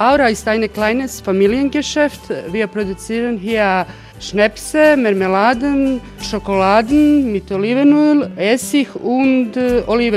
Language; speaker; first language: German; non-native, learner; Croatian